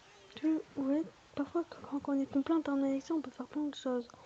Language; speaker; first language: French; native; French